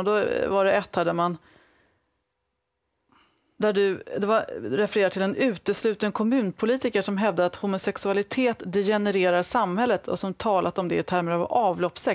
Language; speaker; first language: Swedish; native; Swedish